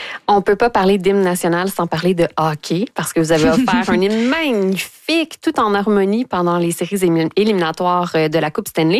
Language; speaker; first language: French; native; French